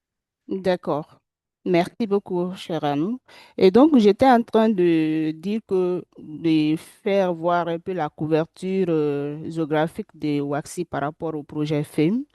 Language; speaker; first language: French; non-native, local second language; Susu